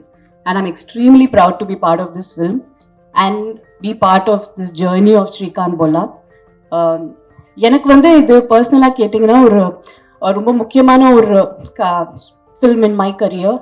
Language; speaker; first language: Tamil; non-native, fluent; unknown